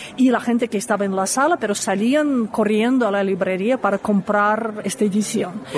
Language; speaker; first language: Spanish; non-native, fluent; Russian